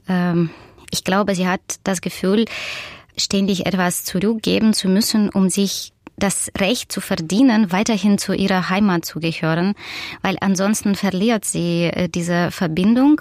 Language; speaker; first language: German; non-native, fluent; Russian